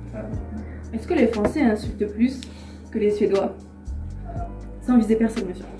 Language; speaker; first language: French; native; French